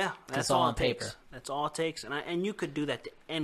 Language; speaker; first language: English; native; English